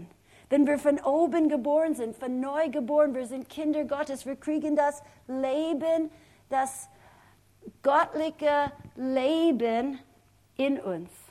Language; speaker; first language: German; non-native, fluent; English